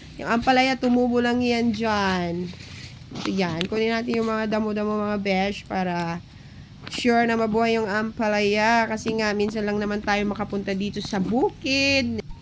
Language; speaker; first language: Filipino; non-native, local second language; Masbatenyo